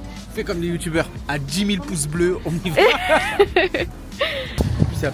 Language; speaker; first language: French; native; French